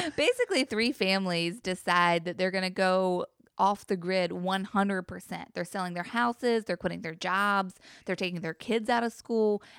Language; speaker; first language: English; native; English